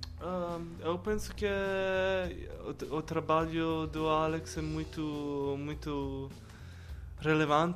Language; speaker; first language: Portuguese; non-native, learner; Italian